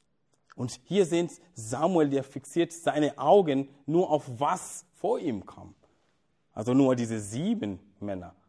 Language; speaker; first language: German; non-native, fluent; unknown